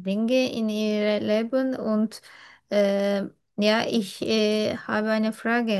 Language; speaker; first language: German; non-native, learner; Turkish